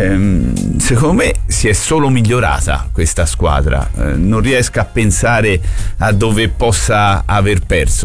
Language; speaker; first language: Italian; native; Italian